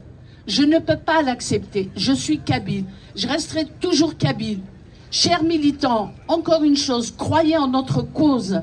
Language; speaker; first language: French; non-native, local second language; Kabyle